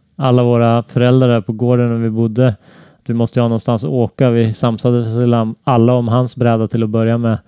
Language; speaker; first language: Swedish; native; Swedish